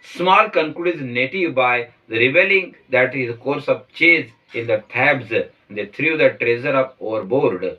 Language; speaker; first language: English; non-native, local second language; Marathi